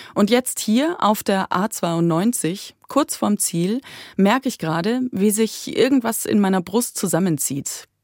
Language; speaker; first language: German; native; German